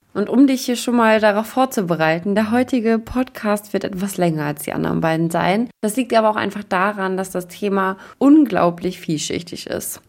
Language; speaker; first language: German; native; German